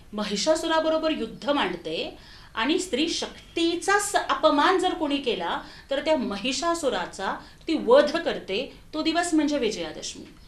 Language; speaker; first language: Marathi; non-native, local second language; Telugu